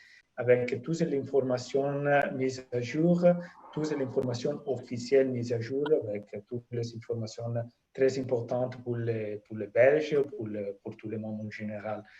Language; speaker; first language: French; non-native, fluent; Italian